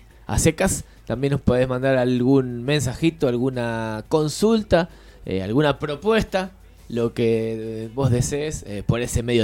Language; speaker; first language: Spanish; native; Spanish